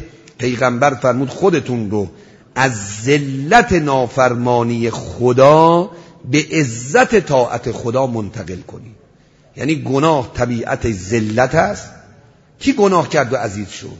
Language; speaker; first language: Persian; native; Persian